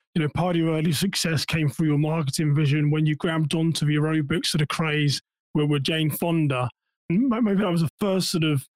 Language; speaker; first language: English; native; English